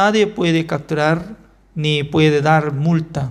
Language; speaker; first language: Spanish; non-native, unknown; Korean